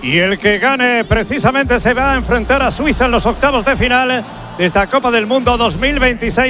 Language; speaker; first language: Spanish; native; Spanish